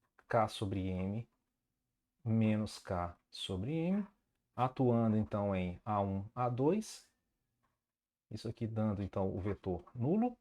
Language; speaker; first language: Portuguese; native; Portuguese